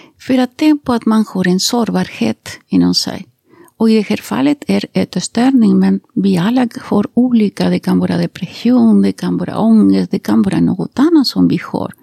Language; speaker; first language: Swedish; non-native, fluent; Spanish